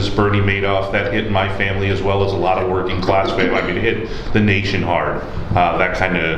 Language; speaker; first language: English; native; English